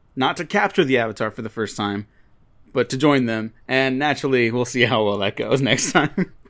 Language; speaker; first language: English; early bilingual, other home language; Spanish